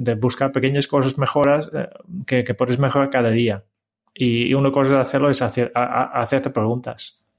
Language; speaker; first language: Spanish; non-native, fluent; Dutch